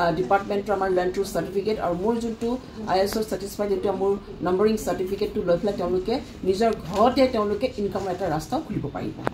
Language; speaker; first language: Assamese; native; Assamese